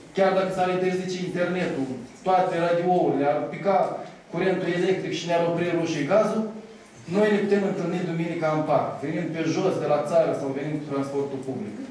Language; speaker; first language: Romanian; native; Romanian